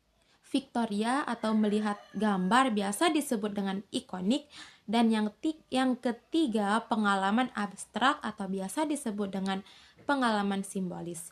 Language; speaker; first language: Indonesian; native; Indonesian